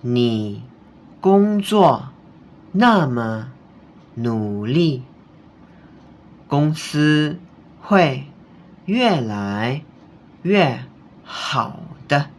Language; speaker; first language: Chinese; non-native, fluent; Indonesian